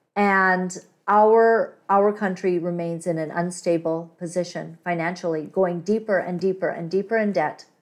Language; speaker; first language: English; native; English